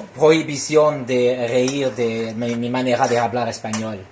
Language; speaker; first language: Spanish; non-native, learner; French